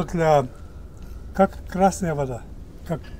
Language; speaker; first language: Russian; non-native, learner; German